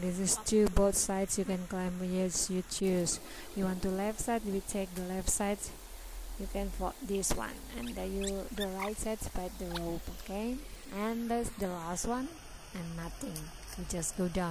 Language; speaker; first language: English; non-native, learner; Indonesian